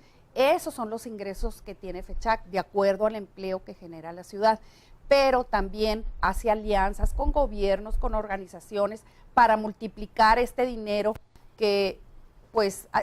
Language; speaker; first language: Spanish; native; Spanish